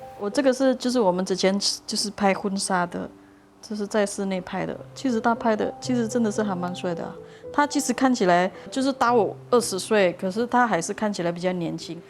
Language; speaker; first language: Chinese; non-native, fluent; Indonesian